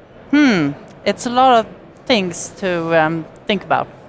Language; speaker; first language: English; non-native, fluent; Swedish